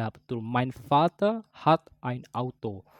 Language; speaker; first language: German; non-native, learner; Indonesian